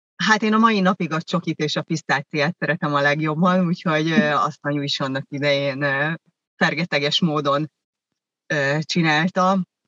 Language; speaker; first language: Hungarian; early bilingual, other home language; German